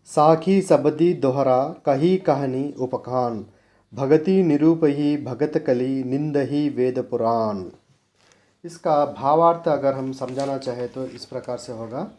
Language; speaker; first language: Hindi; non-native, local second language; Telugu